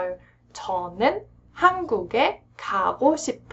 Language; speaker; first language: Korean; non-native, fluent; English